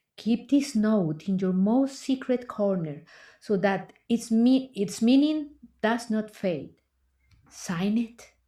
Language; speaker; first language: English; non-native, fluent; Spanish